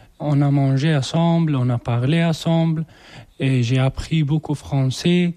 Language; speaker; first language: French; non-native, learner; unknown